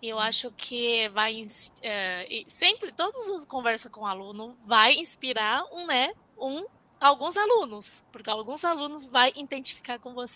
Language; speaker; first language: Portuguese; non-native, fluent; Chinese